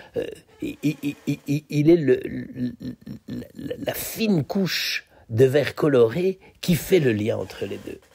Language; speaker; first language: French; native; French